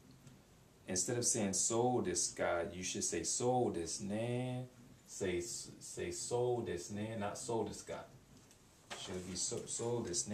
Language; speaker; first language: Japanese; non-native, learner; English